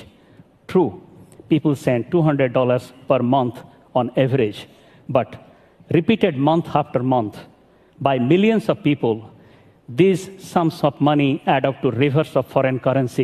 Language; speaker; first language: English; non-native, local second language; Odia